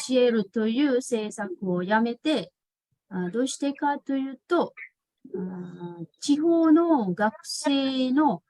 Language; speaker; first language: Japanese; non-native, fluent; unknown